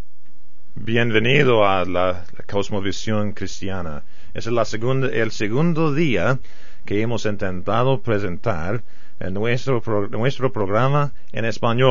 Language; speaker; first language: Spanish; non-native, fluent; English